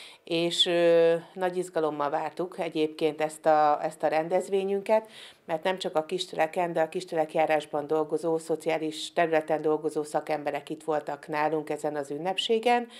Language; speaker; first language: Hungarian; native; Hungarian